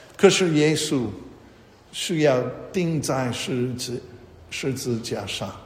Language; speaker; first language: Chinese; non-native, fluent; English